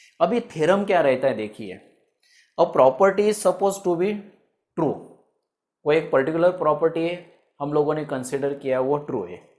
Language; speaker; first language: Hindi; non-native, local second language; Marathi